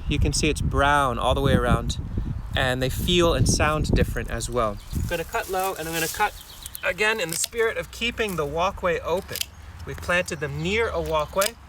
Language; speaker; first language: English; native; English